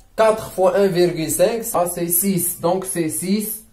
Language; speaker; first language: French; non-native, local second language; Arabic